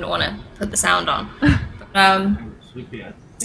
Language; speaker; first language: English; native; English